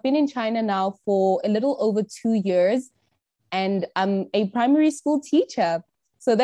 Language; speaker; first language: English; non-native, local second language; Tsonga